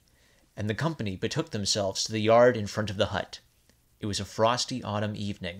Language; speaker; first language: English; native; English